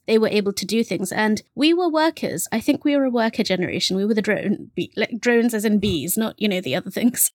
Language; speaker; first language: English; early bilingual, other home language; Bangla